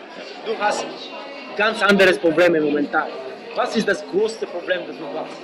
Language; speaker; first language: German; non-native, learner; English